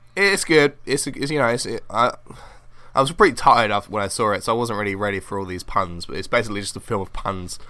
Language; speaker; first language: English; native; English